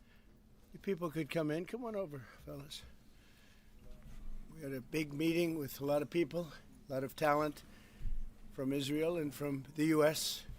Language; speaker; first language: English; native; English